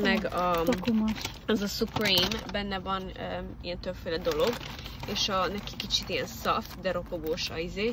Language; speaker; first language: Hungarian; non-native, fluent; English